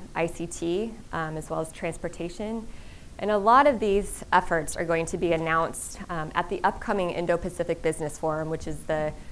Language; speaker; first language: English; native; English